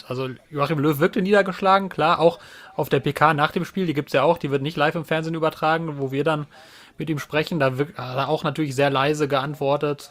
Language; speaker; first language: German; native; German